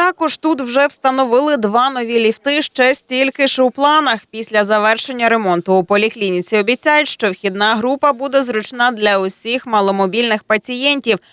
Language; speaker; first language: Ukrainian; native; Ukrainian